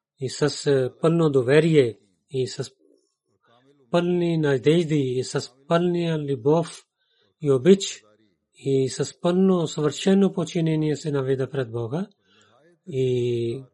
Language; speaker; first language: Bulgarian; non-native, learner; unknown